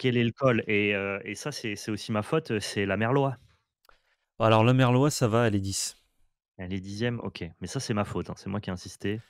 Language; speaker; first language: French; native; French